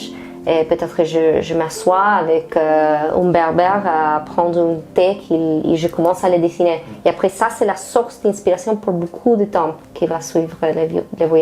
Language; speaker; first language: French; non-native, fluent; Spanish